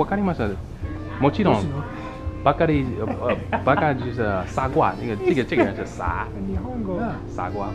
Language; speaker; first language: Chinese; non-native, fluent; English